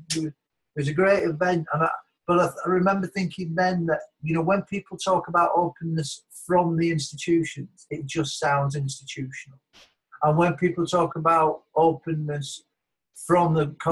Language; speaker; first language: English; native; English